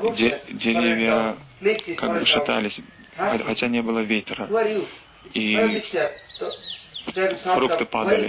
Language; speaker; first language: Russian; non-native, learner; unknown